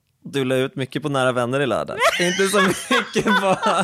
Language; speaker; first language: Swedish; native; Swedish